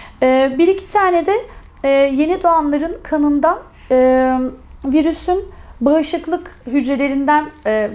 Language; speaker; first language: Turkish; native; Turkish